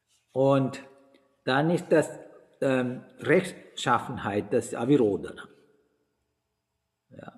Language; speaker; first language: German; non-native, fluent; Sinhala